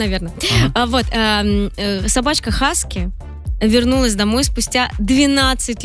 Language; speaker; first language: Russian; native; Russian